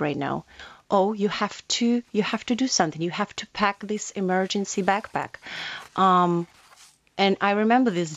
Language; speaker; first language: English; non-native, learner; Ukrainian